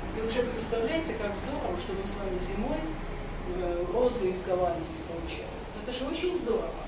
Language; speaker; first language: Russian; non-native, local second language; Georgian